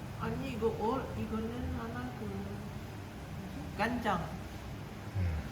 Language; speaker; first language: Korean; non-native, learner; Indonesian